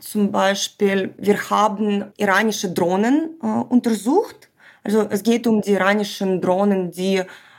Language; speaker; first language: German; non-native, fluent; Ukrainian